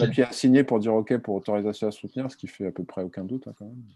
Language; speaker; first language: French; native; French